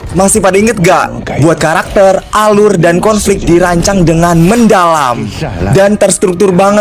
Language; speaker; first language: Indonesian; native; Indonesian